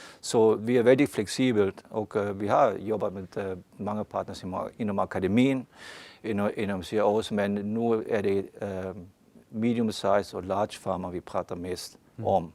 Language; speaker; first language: Swedish; non-native, fluent; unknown